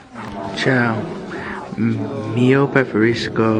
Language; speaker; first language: Italian; non-native, learner; English